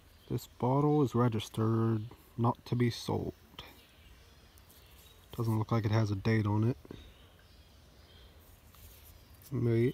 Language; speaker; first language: English; native; English